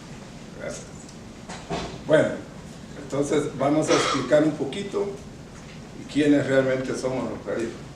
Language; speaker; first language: Spanish; non-native, local second language; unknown